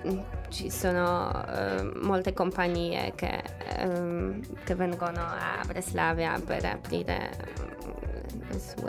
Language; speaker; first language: Italian; non-native, fluent; Polish